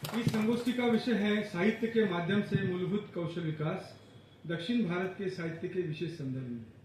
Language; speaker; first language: Hindi; non-native, local second language; Marathi